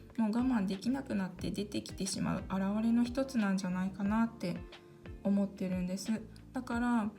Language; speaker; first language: Japanese; early bilingual, other home language; Korean